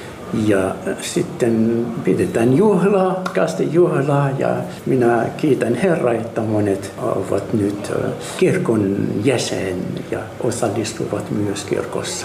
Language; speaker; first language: Finnish; non-native, fluent; Arabic